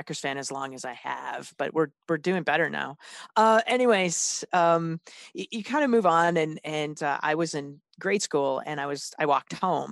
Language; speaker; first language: English; native; English